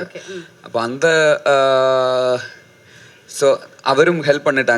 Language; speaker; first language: Tamil; non-native, learner; Malayalam